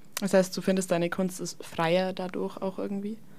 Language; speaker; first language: German; native; German